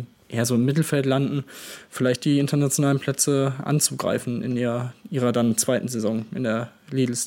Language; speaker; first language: German; native; German